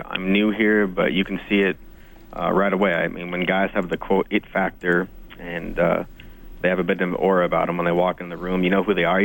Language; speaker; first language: English; native; English